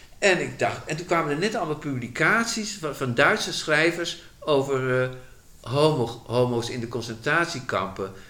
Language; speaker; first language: Dutch; native; Dutch